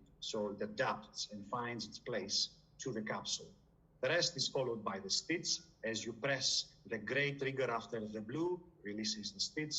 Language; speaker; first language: English; non-native, fluent; Greek